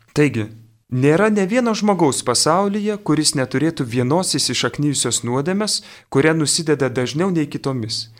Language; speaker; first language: Lithuanian; native; Lithuanian